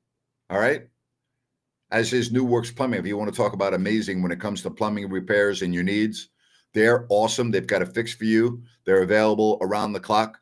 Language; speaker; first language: English; native; English